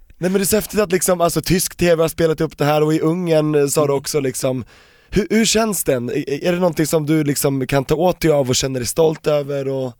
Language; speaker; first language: Swedish; native; Swedish